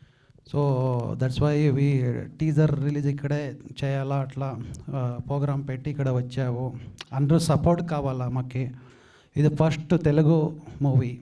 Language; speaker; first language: Telugu; non-native, learner; Kannada